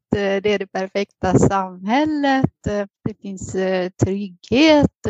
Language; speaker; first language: Swedish; native; Swedish